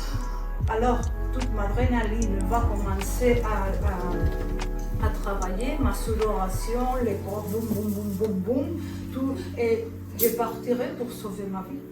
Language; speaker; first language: French; non-native, fluent; Spanish